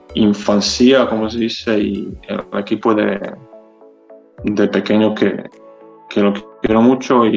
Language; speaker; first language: Spanish; early bilingual, other home language; Croatian